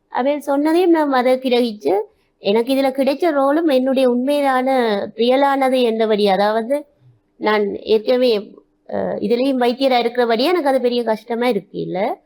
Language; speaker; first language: Tamil; native; Tamil